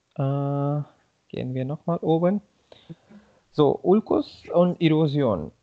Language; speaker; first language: German; non-native, fluent; Hindi